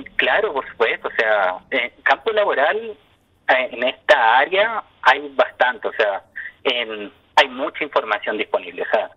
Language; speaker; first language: Spanish; native; Spanish